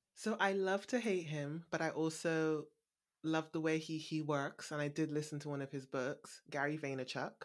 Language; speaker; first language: English; native; English